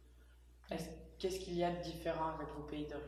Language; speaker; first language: French; native; French